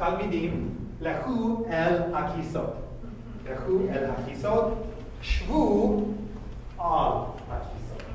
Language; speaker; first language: Hebrew; non-native, fluent; English